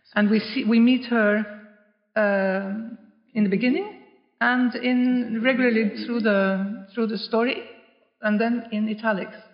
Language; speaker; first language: English; non-native, fluent; Norwegian